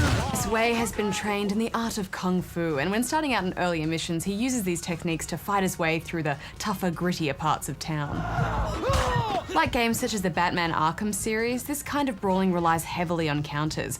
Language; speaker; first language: English; native; English